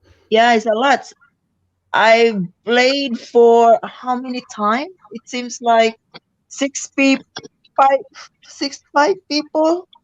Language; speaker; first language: English; non-native, local second language; Filipino